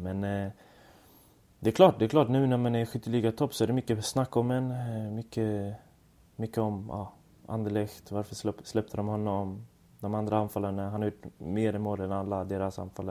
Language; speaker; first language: Swedish; early bilingual, other home language; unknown